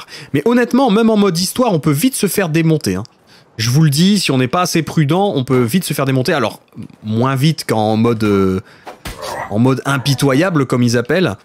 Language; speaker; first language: French; native; French